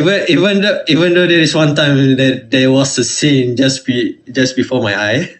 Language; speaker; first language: English; non-native, fluent; Malay